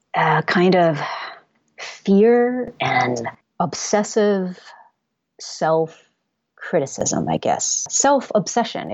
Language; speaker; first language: English; native; English